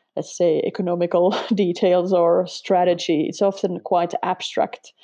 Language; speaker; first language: English; non-native, fluent; Finnish